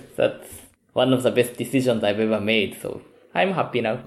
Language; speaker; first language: English; non-native, fluent; Japanese